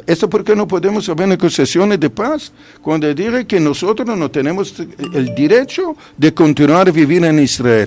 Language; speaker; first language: Spanish; non-native, fluent; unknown